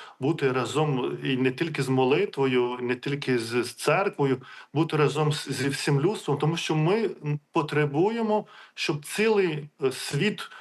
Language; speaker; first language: Ukrainian; non-native, fluent; Lithuanian